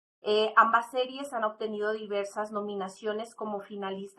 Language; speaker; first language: Spanish; native; Spanish